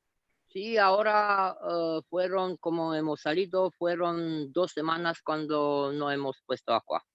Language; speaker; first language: Spanish; non-native, fluent; Romanian